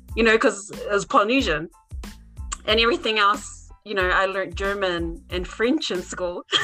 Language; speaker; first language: English; native; English